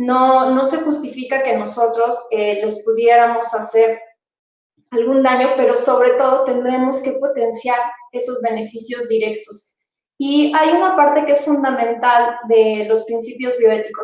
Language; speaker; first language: Spanish; native; Spanish